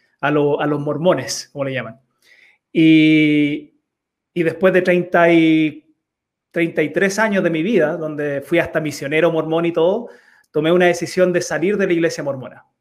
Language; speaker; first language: Spanish; early bilingual, heritage; Spanish